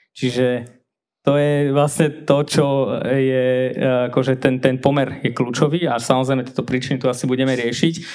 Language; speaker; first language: Slovak; non-native, fluent; Armenian